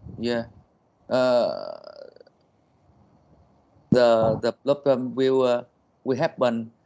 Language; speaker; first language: English; non-native, learner; Vietnamese